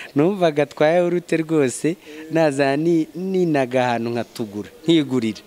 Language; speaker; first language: Kinyarwanda; native; Kinyarwanda